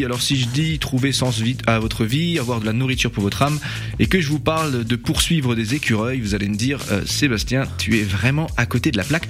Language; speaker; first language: French; native; French